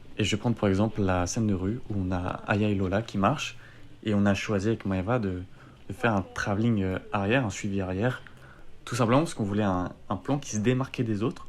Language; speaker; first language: French; native; French